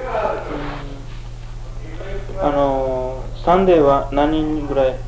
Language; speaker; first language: Japanese; early bilingual, heritage; Japanese